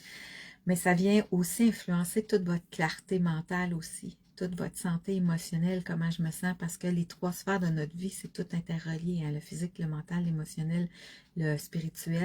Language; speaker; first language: French; native; French